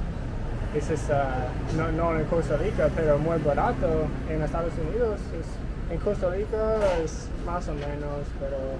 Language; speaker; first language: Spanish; non-native, learner; English